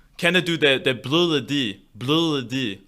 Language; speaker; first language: Danish; non-native, learner; English